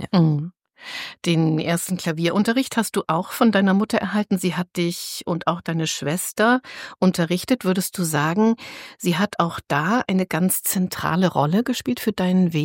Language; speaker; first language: German; native; German